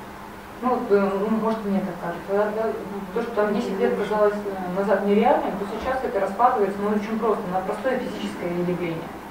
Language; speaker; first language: Russian; native; Russian